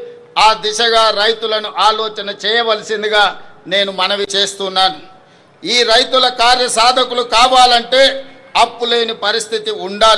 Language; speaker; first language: Telugu; native; Telugu